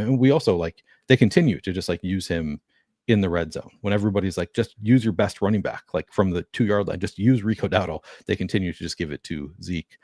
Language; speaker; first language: English; native; English